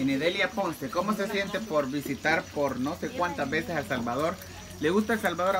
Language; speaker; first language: Spanish; native; Spanish